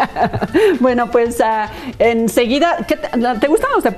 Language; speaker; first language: Spanish; native; Spanish